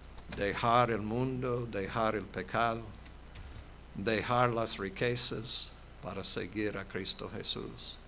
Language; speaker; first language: Spanish; non-native, fluent; English